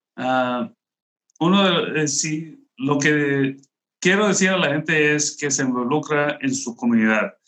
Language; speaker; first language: Spanish; non-native, local second language; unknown